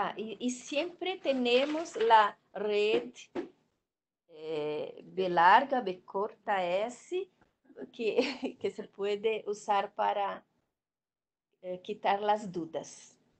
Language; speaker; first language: Spanish; non-native, learner; Portuguese